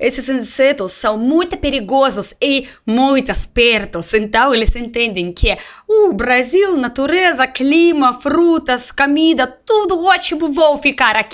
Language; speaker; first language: Portuguese; non-native, learner; Russian